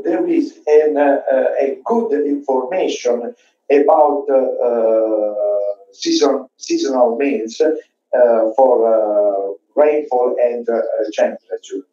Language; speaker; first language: English; non-native, fluent; Italian